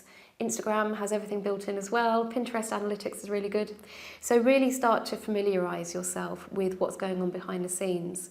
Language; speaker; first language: English; native; English